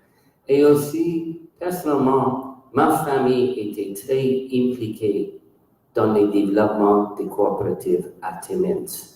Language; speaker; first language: French; non-native, local second language; English